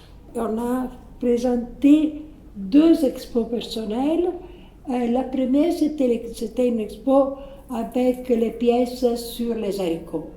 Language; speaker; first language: French; non-native, fluent; Italian